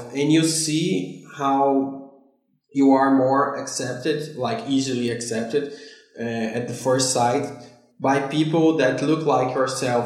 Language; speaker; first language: English; non-native, fluent; Portuguese